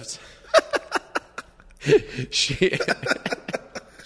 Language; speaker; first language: English; native; English